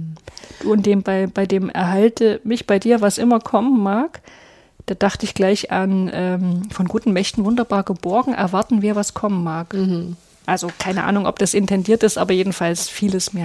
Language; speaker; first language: German; native; German